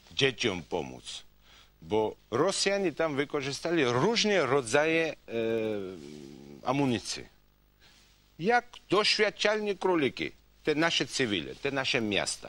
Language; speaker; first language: Polish; non-native, fluent; Georgian